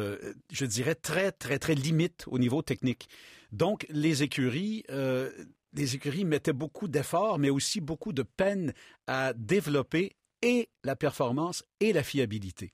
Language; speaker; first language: French; native; French